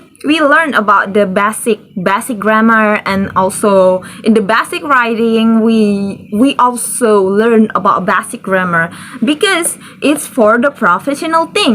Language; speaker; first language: English; non-native, learner; Indonesian